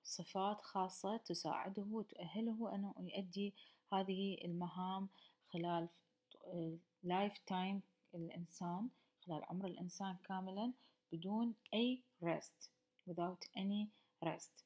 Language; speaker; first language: Arabic; native; Arabic